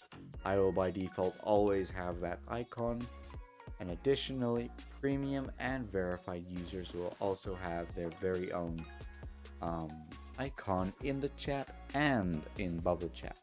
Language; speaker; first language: English; native; English